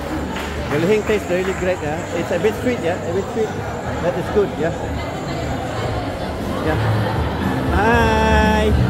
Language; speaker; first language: English; non-native, local second language; Malay